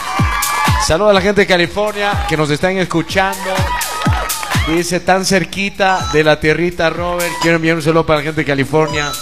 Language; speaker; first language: Spanish; native; Spanish